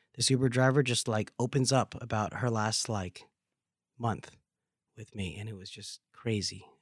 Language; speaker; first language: English; native; English